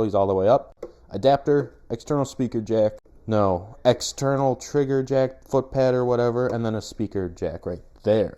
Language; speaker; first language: English; native; English